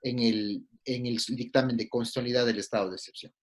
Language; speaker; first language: Spanish; native; Spanish